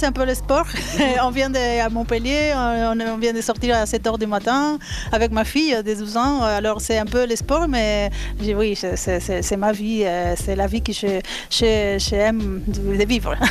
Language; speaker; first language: French; non-native, fluent; Spanish